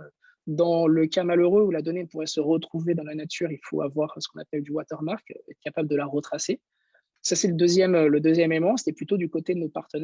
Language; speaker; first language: French; native; French